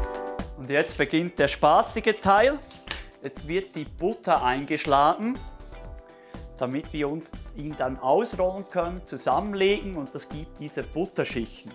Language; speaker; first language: German; native; German